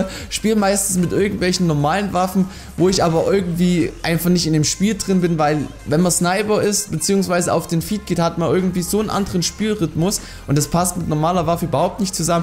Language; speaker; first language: German; native; German